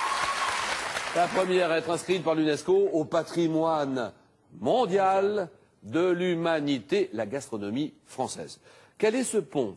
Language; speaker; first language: French; native; French